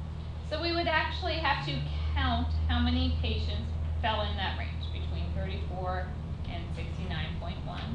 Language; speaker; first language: English; native; English